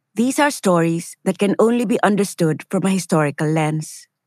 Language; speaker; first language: English; non-native, local second language; Filipino